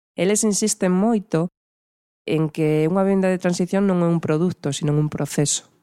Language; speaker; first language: Galician; non-native, local second language; Spanish